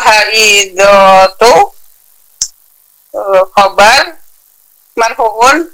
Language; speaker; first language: Arabic; non-native, learner; Indonesian